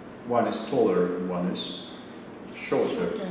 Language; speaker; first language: English; non-native, fluent; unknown